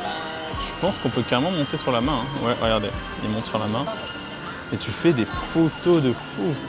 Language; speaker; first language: French; native; French